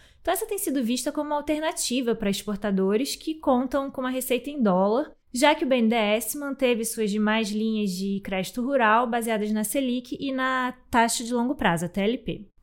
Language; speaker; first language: Portuguese; native; Portuguese